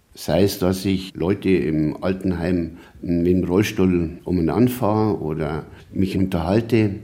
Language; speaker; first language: German; native; German